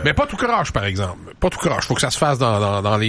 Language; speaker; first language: French; native; French